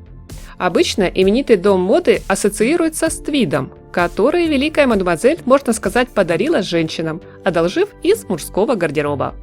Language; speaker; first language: Russian; native; Russian